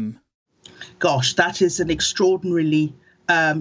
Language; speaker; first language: English; early bilingual, other home language; Akan